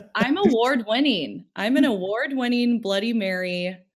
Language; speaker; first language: English; early bilingual, other home language; Filipino